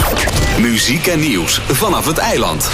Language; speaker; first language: Dutch; native; Dutch